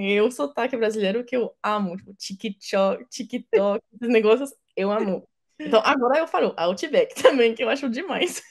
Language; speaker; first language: Portuguese; non-native, fluent; French